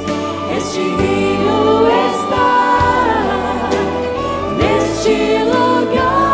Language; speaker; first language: Portuguese; native; Portuguese